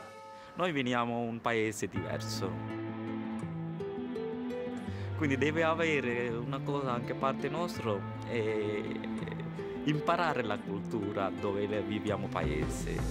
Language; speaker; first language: Italian; non-native, learner; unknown